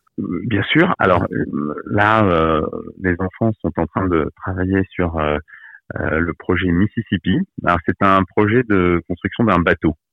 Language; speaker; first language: French; native; French